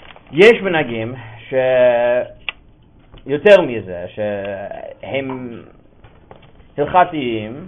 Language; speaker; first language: Hebrew; non-native, fluent; English